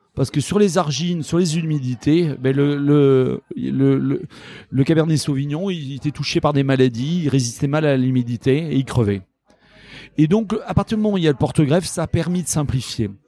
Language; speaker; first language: French; native; French